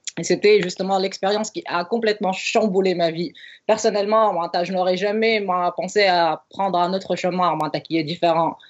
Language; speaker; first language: French; non-native, local second language; Arabic